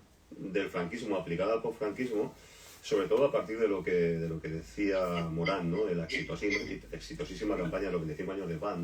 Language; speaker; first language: Spanish; native; Spanish